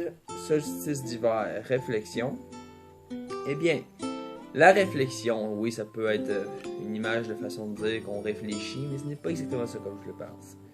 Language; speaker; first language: French; native; French